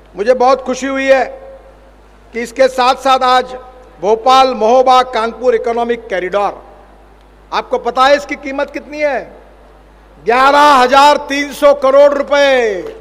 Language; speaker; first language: Hindi; non-native, local second language; Marathi